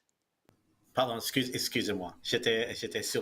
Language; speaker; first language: French; early bilingual, heritage; English